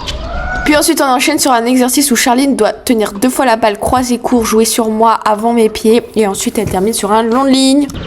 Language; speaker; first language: French; native; French